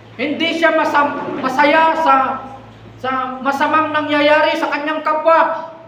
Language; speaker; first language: Filipino; non-native, local second language; Iloko